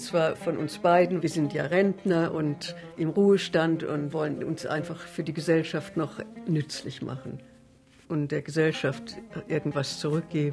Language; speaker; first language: German; native; German